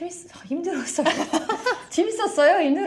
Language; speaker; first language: Korean; non-native, learner; French